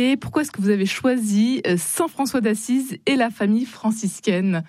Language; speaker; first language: French; native; French